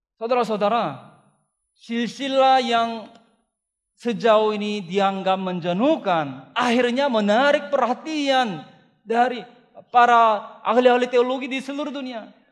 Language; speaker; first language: Indonesian; non-native, fluent; Korean